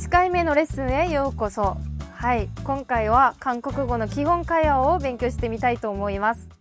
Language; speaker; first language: Japanese; non-native, fluent; Korean